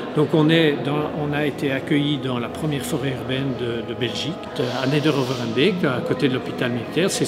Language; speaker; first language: French; native; French